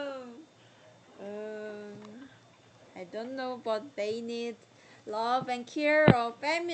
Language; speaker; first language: English; non-native, learner; Korean